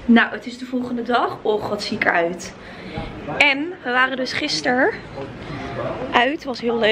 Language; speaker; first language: Dutch; native; Dutch